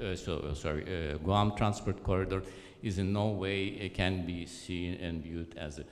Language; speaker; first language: English; non-native, fluent; Azerbaijani